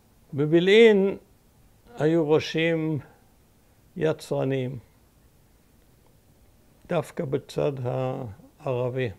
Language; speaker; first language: Hebrew; early bilingual, other home language; German